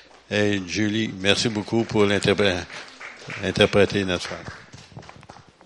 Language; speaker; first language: French; native; French